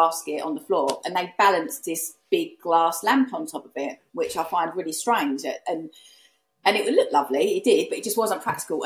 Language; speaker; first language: English; native; English